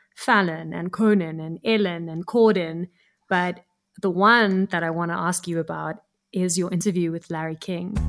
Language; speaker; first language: English; native; English